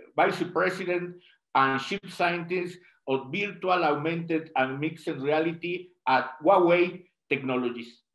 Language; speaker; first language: English; non-native, fluent; Spanish